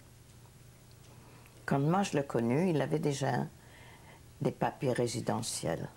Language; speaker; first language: French; non-native, fluent; Hungarian